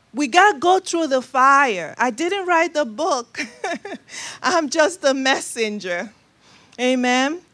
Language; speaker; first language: English; non-native, local second language; Igbo